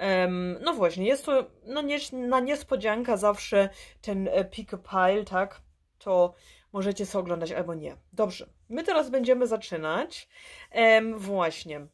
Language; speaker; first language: Polish; early bilingual, heritage; Polish